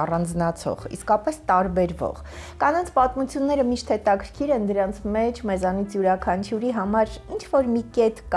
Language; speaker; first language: Armenian; native; Armenian